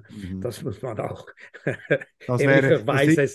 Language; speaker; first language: German; non-native, fluent; French